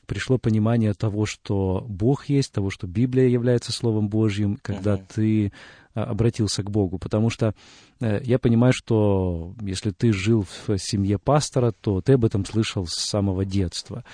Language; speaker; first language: Russian; native; Russian